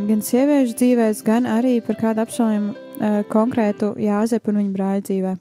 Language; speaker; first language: Latvian; native; Latvian